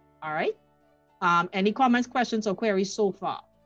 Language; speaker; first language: English; native; English